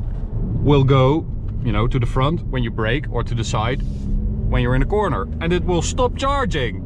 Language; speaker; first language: English; non-native, fluent; Dutch